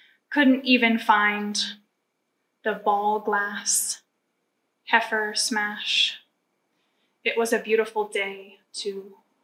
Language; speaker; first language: English; native; English